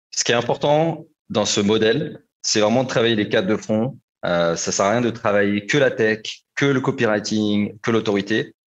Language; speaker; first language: French; native; French